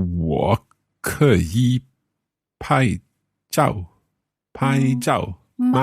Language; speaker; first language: Chinese; non-native, learner; English